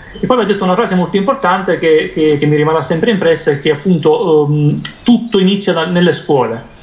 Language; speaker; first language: Italian; native; Italian